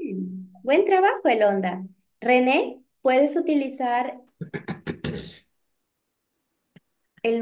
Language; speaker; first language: Spanish; non-native, fluent; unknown